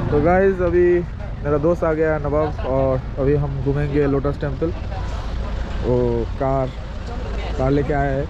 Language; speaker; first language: Hindi; non-native, local second language; Bangla